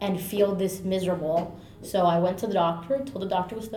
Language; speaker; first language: English; early bilingual, other home language; Spanish